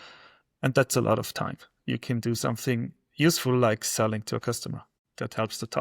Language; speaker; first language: English; non-native, fluent; German